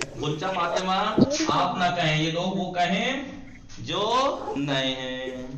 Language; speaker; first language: Urdu; native; Urdu